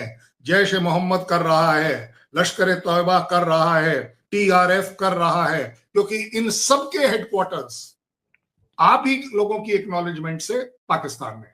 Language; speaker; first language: Hindi; native; Hindi